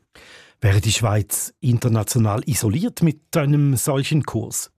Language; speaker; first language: German; native; German